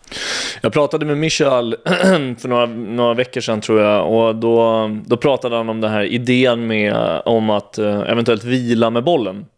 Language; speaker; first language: Swedish; native; Swedish